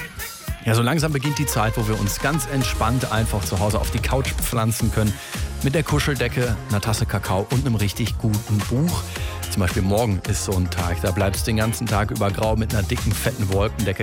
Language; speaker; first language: German; native; German